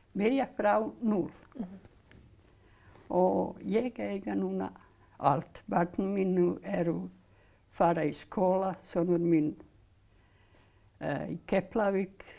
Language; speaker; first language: Icelandic; non-native, learner; Serbian